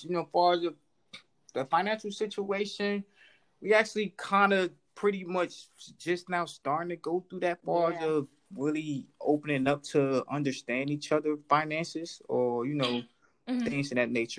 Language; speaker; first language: English; native; English